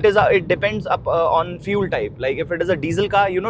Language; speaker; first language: English; non-native, local second language; Hindi